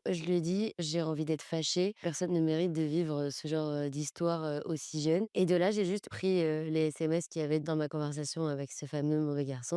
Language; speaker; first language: French; native; French